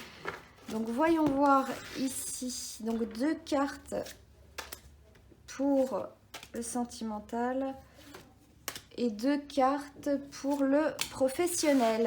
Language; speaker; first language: French; native; French